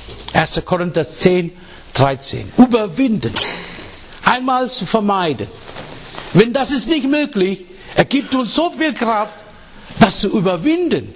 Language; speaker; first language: German; non-native, fluent; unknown